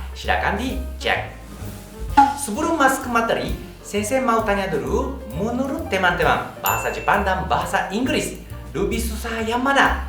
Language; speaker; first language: Indonesian; non-native, fluent; Japanese